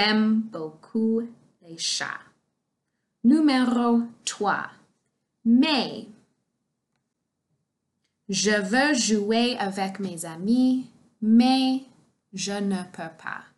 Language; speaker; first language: French; non-native, fluent; English